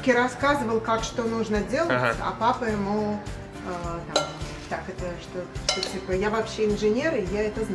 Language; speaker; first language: Russian; early bilingual, other home language; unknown